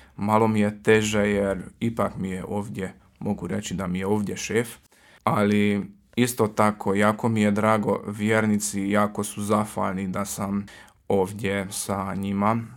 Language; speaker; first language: Croatian; early bilingual, heritage; Croatian